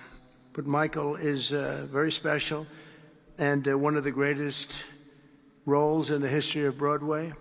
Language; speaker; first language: English; native; English